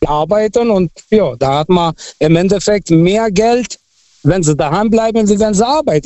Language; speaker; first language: German; non-native, fluent; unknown